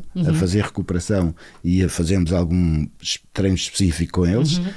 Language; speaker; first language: Portuguese; non-native, local second language; Kabuverdianu